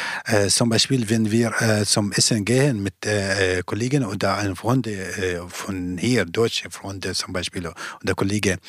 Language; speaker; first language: German; non-native, learner; Persian